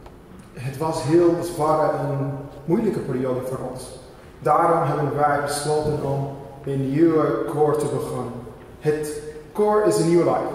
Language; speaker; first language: Dutch; non-native, learner; Arabic